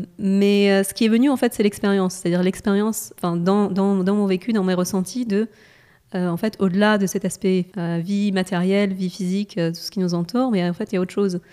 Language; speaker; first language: French; non-native, fluent; Russian